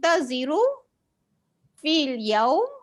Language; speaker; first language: Arabic; non-native, learner; Malay